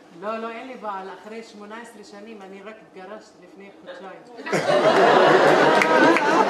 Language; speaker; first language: Hebrew; non-native, local second language; Arabic